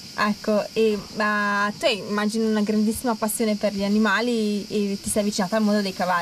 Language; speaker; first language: Italian; native; Italian